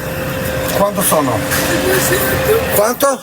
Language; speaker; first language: Italian; non-native, fluent; Albanian